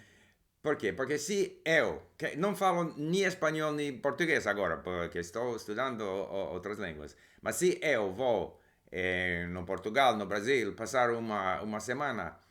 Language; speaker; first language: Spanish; non-native, fluent; English